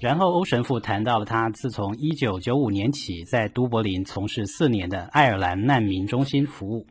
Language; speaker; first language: Chinese; native; Chinese